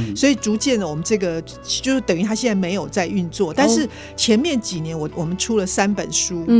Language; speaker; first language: Chinese; non-native, local second language; Min Nan Chinese